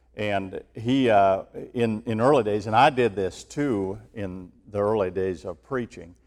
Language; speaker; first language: English; native; English